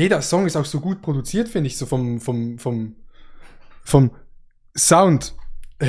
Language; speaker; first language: German; native; German